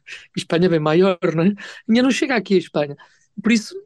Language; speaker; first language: Portuguese; native; Portuguese